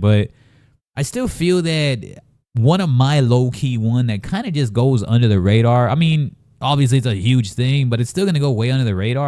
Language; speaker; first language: English; native; English